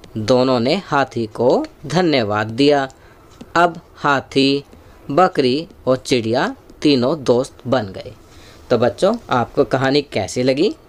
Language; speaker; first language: Hindi; native; Hindi